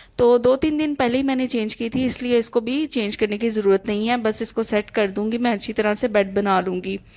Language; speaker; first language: Urdu; native; Urdu